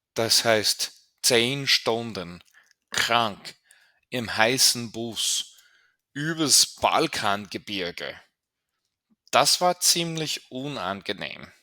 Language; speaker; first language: German; non-native, fluent; English